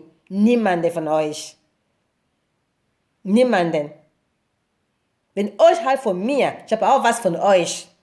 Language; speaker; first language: German; non-native, learner; Lingala